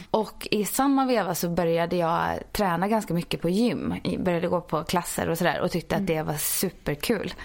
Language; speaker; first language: Swedish; native; Swedish